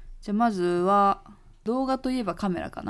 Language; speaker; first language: Japanese; native; Japanese